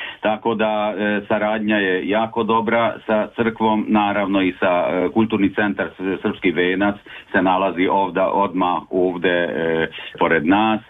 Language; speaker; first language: Serbian; early bilingual, heritage; Serbian